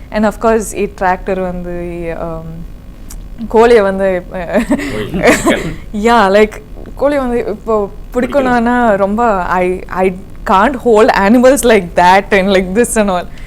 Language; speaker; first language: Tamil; non-native, learner; Kodava